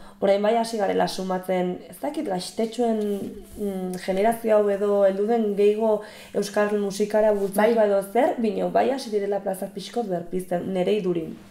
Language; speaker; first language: Basque; native; Basque